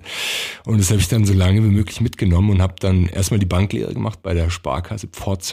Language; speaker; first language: German; early bilingual, other home language; Croatian